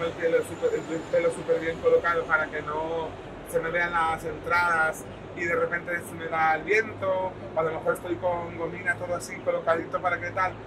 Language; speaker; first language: Spanish; native; Spanish